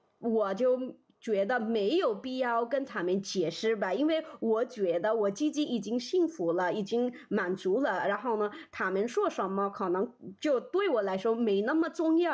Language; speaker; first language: Chinese; non-native, fluent; Nepali